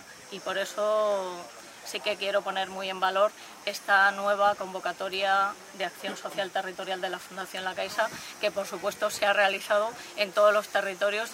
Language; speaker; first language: Spanish; native; Spanish